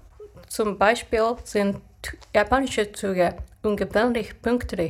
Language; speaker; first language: German; non-native, fluent; Japanese